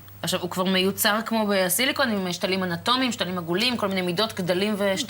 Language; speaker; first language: Hebrew; native; Hebrew